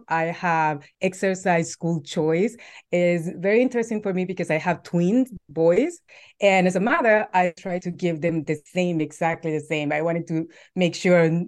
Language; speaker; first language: English; non-native, fluent; Spanish